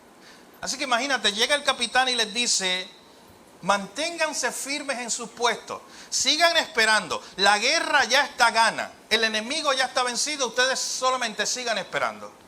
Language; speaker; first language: Spanish; native; Spanish